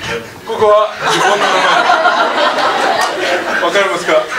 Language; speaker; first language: Japanese; non-native, fluent; Arabic